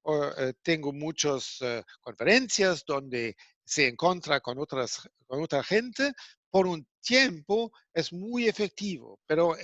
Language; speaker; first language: Spanish; non-native, fluent; German